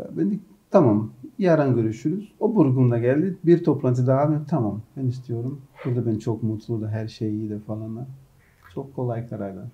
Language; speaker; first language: Turkish; non-native, learner; Portuguese